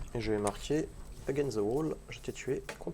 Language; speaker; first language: French; native; French